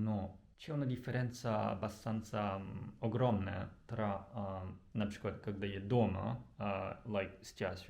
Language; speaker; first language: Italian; non-native, fluent; Japanese